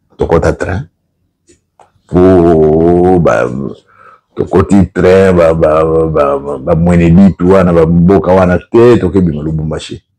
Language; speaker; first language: Lingala; non-native, local second language; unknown